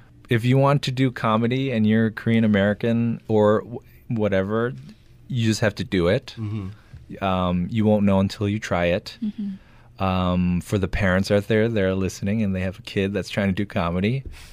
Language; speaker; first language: English; early bilingual, other home language; Korean